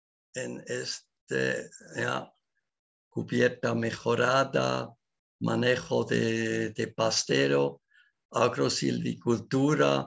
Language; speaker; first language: Spanish; non-native, learner; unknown